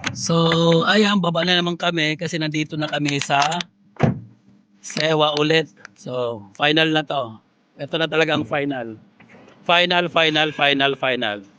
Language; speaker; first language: Filipino; non-native, local second language; Waray